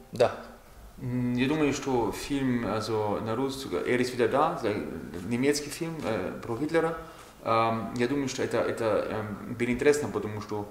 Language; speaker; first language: Russian; non-native, learner; German